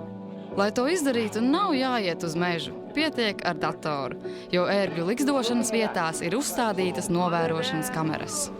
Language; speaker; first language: Latvian; native; Latvian